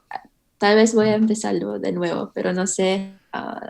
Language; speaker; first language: Spanish; early bilingual, heritage; English